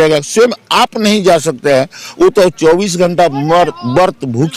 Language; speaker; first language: Hindi; native; Hindi